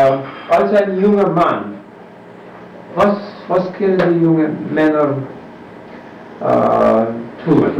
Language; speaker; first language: German; non-native, fluent; English